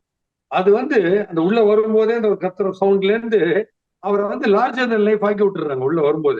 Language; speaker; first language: Tamil; native; Tamil